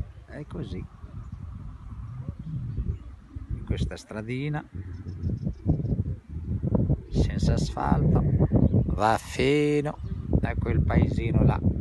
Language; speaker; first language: Italian; non-native, learner; Arabic